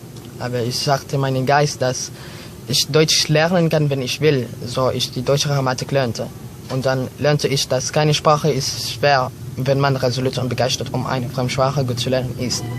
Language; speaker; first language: German; non-native, learner; Filipino